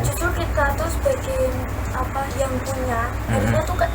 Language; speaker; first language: Indonesian; native; Indonesian